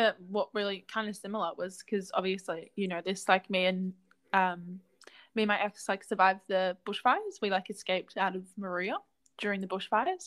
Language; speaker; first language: English; native; English